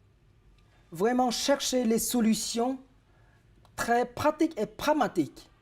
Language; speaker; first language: French; non-native, fluent; Vietnamese